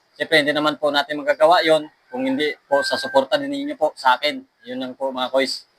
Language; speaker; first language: Filipino; non-native, local second language; Aklanon